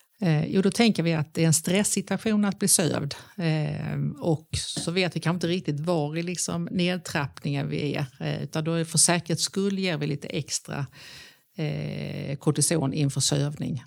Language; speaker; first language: Swedish; native; Swedish